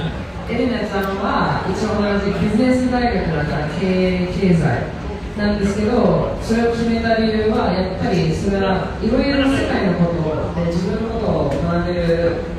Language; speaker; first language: Japanese; early bilingual, heritage; Japanese